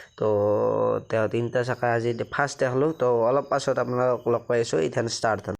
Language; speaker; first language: Assamese; native; Assamese